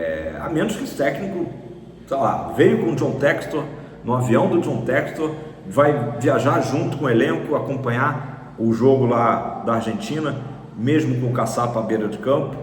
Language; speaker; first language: Portuguese; native; Portuguese